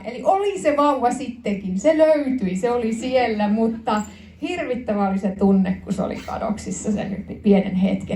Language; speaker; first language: Finnish; native; Finnish